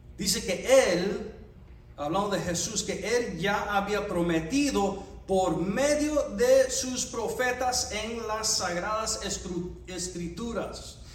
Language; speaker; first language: Spanish; non-native, fluent; English